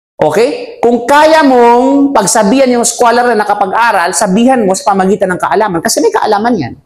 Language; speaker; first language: Filipino; non-native, local second language; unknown